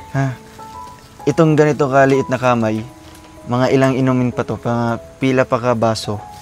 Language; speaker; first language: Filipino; non-native, local second language; Cebuano